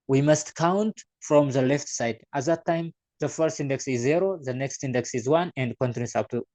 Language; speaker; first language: English; non-native, local second language; Amharic